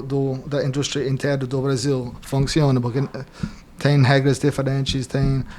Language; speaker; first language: Portuguese; non-native, fluent; English